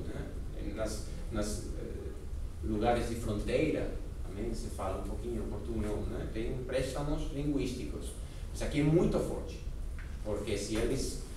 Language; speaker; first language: Portuguese; non-native, fluent; Spanish